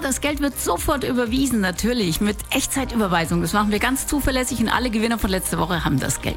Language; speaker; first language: German; native; German